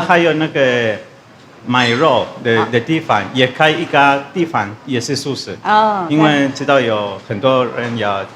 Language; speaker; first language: Chinese; non-native, learner; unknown